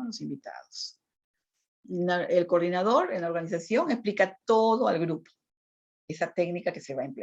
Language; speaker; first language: Spanish; native; Spanish